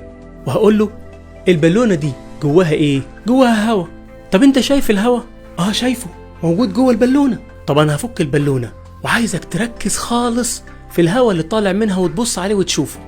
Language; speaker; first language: Arabic; native; Arabic